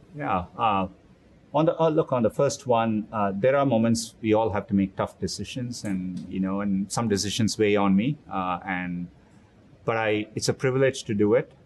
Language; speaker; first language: English; non-native, local second language; Tamil